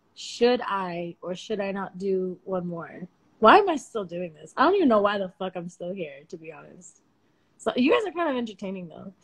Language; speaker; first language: English; early bilingual, other home language; Spanish